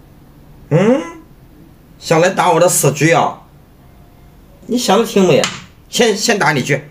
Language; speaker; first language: Chinese; native; Chinese